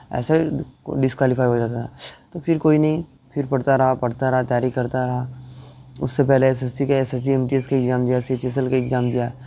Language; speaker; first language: Hindi; non-native, local second language; Bangla